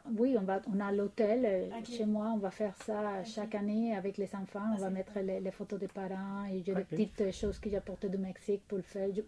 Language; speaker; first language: French; non-native, fluent; Spanish